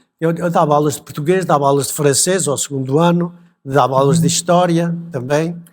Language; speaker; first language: Portuguese; native; Portuguese